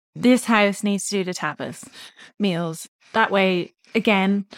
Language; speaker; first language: English; native; English